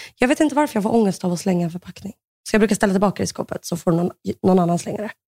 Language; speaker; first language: Swedish; early bilingual, other home language; Russian